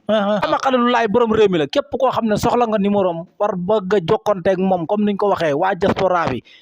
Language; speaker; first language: Wolof; native; Wolof